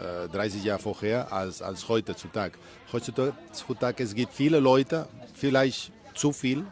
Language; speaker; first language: German; non-native, learner; Spanish